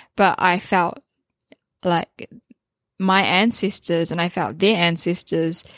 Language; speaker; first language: English; native; English